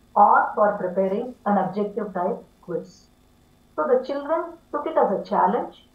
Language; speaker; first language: English; non-native, local second language; Tamil